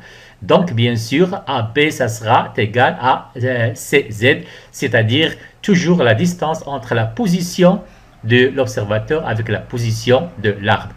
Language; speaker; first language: French; non-native, local second language; Arabic